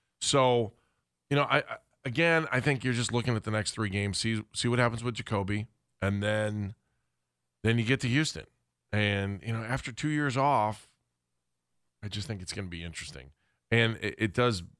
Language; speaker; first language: English; native; English